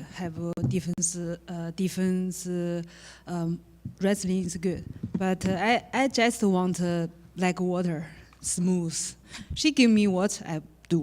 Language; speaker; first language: English; non-native, learner; Chinese